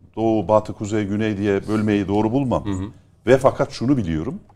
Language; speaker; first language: Turkish; native; Turkish